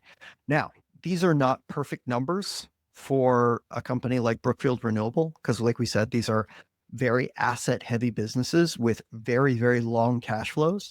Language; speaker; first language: English; native; English